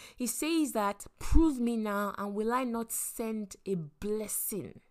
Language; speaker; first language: English; non-native, local second language; Yoruba